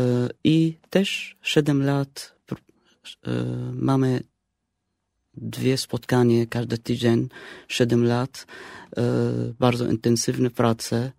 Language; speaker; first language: Polish; non-native, fluent; Arabic